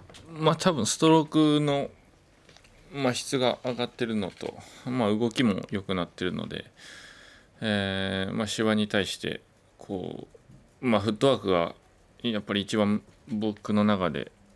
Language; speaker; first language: Japanese; native; Japanese